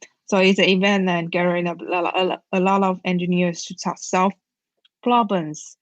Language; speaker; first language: English; non-native, learner; Chinese